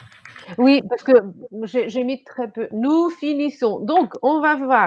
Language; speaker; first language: French; non-native, fluent; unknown